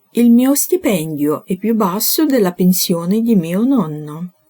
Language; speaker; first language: Italian; non-native, fluent; Ukrainian